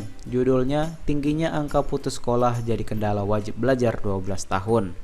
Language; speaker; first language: Indonesian; native; Indonesian